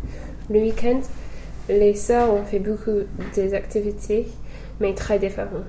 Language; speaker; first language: French; non-native, fluent; English